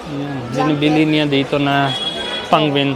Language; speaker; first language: Filipino; non-native, learner; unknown